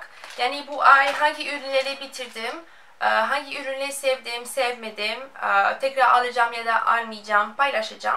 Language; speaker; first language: Turkish; non-native, fluent; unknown